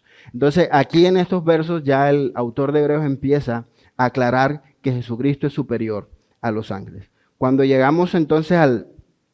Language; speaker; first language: Spanish; native; Spanish